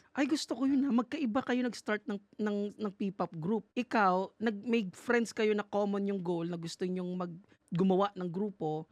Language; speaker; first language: Filipino; native; Filipino